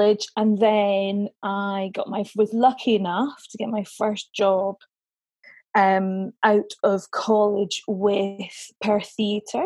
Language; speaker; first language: English; native; English